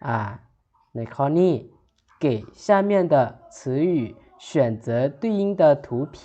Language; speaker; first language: Chinese; non-native, fluent; Lao